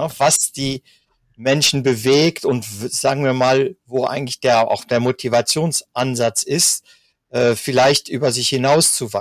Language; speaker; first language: German; native; German